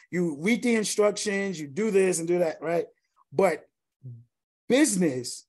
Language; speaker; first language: English; native; English